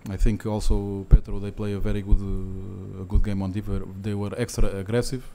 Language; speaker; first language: English; non-native, fluent; Portuguese